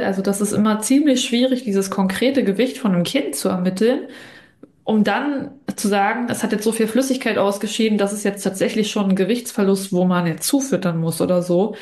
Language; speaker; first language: German; native; German